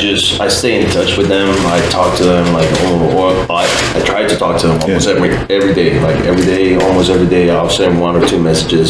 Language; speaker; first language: English; native; English